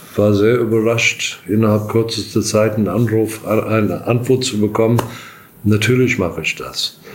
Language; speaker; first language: German; non-native, fluent; English